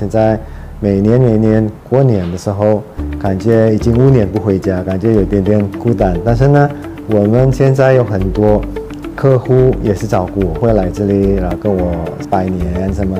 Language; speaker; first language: Chinese; early bilingual, heritage; Chinese